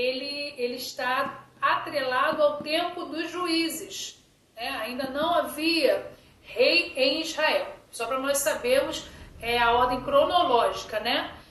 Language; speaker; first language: Portuguese; native; Portuguese